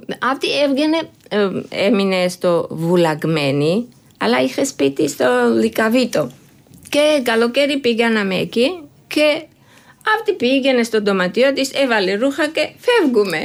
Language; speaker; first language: Greek; non-native, learner; Georgian